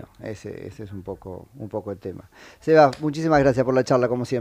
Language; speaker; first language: Spanish; native; Spanish